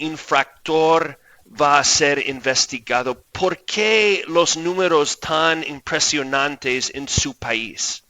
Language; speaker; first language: Spanish; non-native, fluent; English